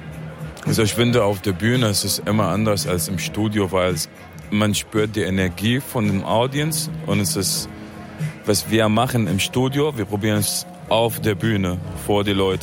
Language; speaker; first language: German; non-native, fluent; Arabic